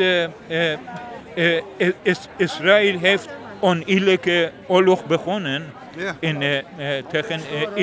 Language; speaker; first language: Dutch; non-native, learner; Persian